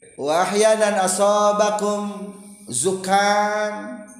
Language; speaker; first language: Arabic; non-native, fluent; Indonesian